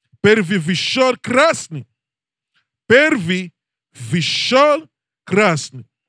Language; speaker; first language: Russian; non-native, learner; English